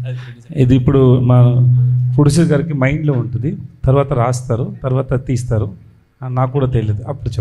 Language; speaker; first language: Telugu; non-native, learner; Tamil